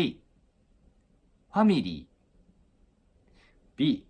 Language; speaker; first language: Korean; non-native, fluent; Japanese